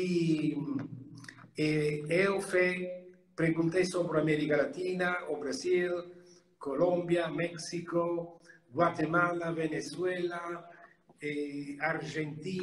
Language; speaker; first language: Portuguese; non-native, learner; Italian